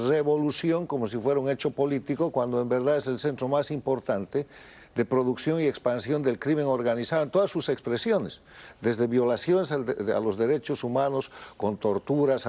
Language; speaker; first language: Spanish; native; Spanish